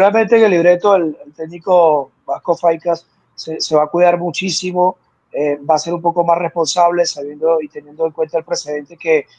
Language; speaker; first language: Spanish; native; Spanish